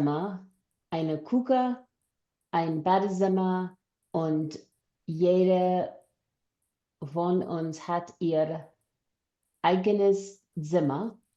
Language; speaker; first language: German; non-native, learner; English